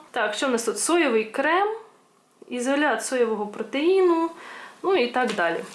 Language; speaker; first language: Ukrainian; non-native, local second language; Russian